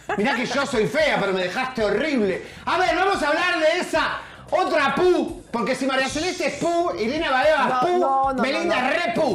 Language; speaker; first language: Spanish; native; Spanish